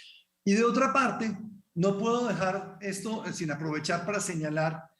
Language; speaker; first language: Spanish; native; Spanish